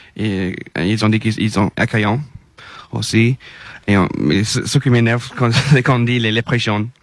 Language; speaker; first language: French; non-native, fluent; English